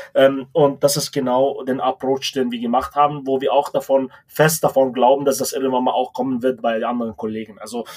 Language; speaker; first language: German; non-native, fluent; Arabic